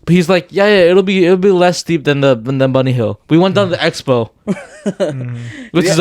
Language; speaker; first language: English; native; English